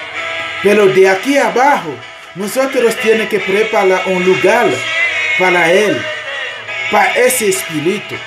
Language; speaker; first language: Spanish; non-native, learner; Haitian Creole